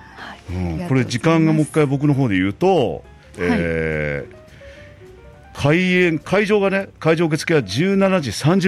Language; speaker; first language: Japanese; native; Japanese